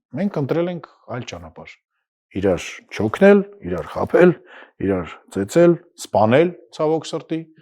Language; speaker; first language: Armenian; non-native, fluent; Russian